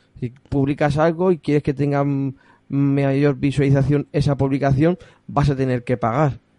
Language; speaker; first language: Spanish; native; Spanish